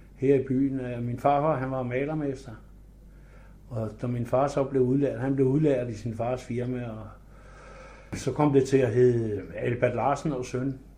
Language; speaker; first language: Danish; native; Danish